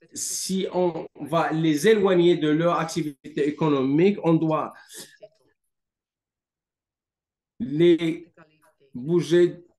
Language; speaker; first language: French; non-native, fluent; English